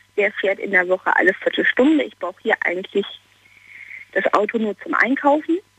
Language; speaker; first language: German; native; German